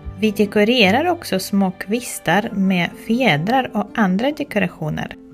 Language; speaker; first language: Swedish; non-native, fluent; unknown